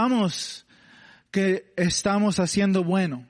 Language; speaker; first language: Spanish; non-native, learner; English